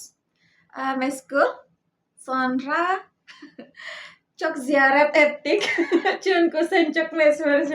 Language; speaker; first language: Turkish; non-native, learner; Indonesian